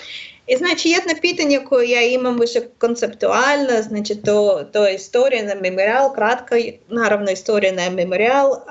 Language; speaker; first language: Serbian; non-native, learner; Russian